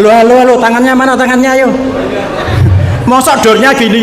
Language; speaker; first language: Indonesian; native; Indonesian